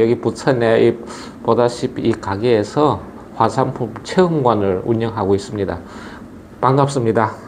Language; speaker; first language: Korean; early bilingual, other home language; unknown